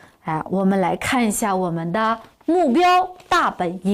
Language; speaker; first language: Chinese; non-native, local second language; Uyghur